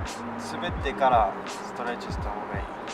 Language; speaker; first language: Japanese; non-native, fluent; English